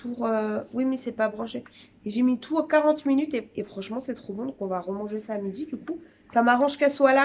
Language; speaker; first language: French; native; French